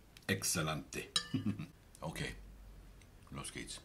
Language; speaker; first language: German; non-native, learner; English